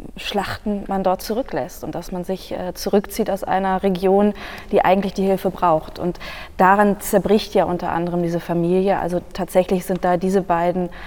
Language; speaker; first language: German; native; German